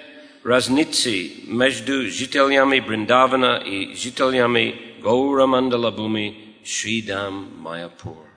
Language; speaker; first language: Russian; non-native, fluent; English